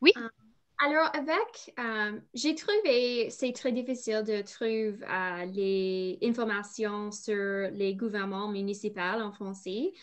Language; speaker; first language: French; non-native, learner; English